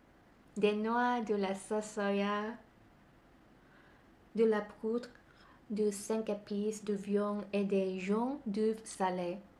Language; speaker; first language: French; non-native, learner; Malay